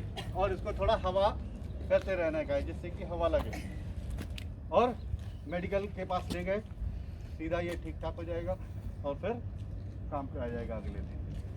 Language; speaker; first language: Hindi; native; Hindi